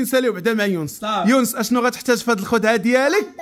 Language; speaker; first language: Arabic; native; Arabic